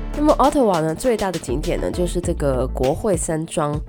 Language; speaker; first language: Chinese; native; Chinese